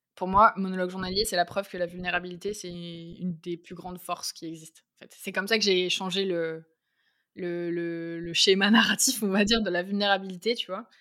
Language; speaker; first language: French; native; French